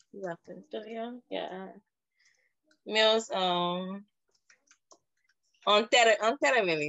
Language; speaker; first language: Finnish; non-native, learner; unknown